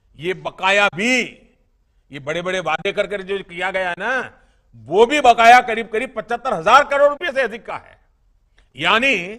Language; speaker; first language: Hindi; non-native, local second language; Gujarati